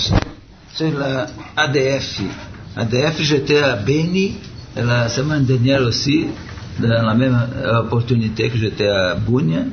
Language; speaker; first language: French; non-native, learner; Portuguese